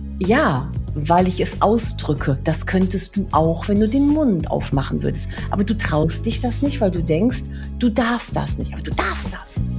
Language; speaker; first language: German; early bilingual, other home language; Spanish